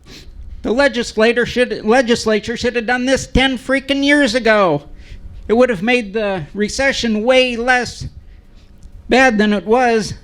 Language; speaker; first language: English; native; English